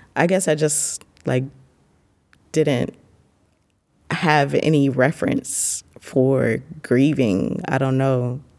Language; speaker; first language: English; native; English